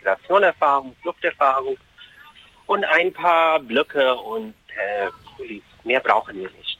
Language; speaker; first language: German; non-native, fluent; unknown